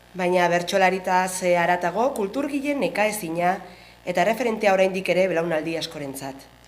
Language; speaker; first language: Basque; native; Basque